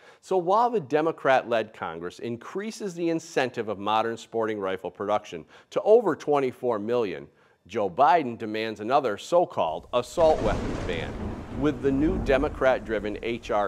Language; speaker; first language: English; native; English